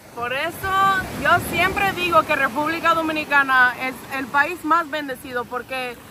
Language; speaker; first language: Spanish; non-native, fluent; English